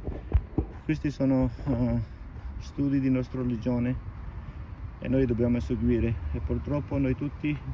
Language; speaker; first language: Italian; non-native, learner; Urdu